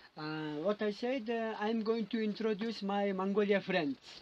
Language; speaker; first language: English; non-native, learner; Mongolian